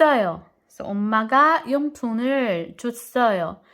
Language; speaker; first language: Korean; non-native, fluent; Filipino